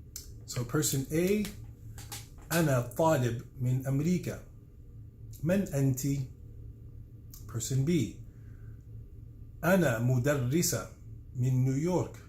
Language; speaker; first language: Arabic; non-native, fluent; English